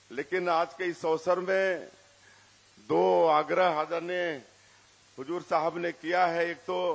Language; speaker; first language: Hindi; native; Hindi